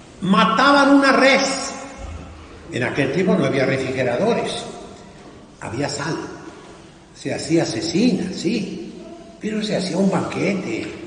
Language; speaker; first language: Spanish; native; Spanish